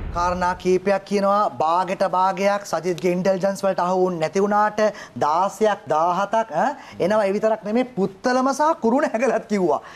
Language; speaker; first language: Sinhala; native; Sinhala